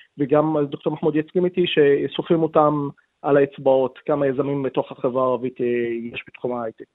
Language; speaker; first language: Hebrew; non-native, local second language; Arabic